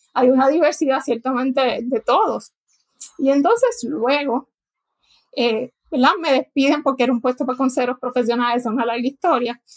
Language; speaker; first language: Spanish; native; Spanish